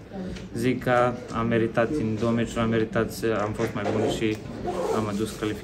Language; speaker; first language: Romanian; non-native, local second language; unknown